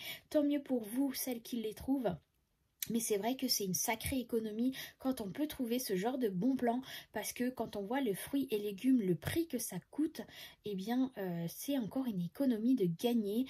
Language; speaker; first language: French; native; French